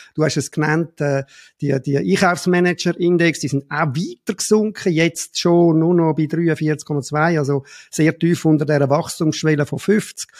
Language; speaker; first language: German; native; German